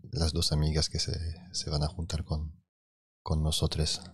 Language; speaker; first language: Spanish; non-native, fluent; French